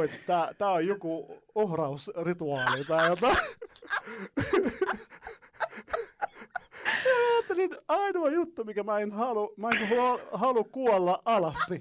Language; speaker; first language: Finnish; non-native, learner; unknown